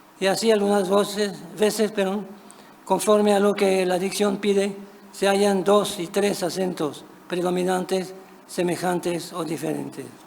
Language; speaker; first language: Spanish; non-native, fluent; French